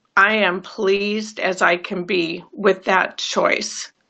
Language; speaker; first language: English; native; English